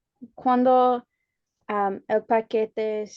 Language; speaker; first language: Spanish; non-native, learner; English